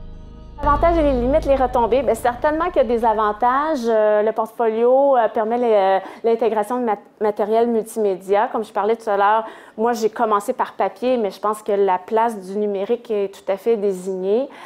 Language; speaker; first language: French; native; French